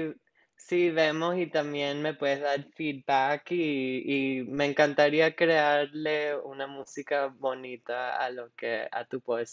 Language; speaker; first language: Spanish; non-native, local second language; English